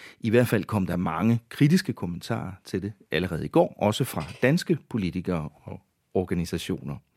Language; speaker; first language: Danish; native; Danish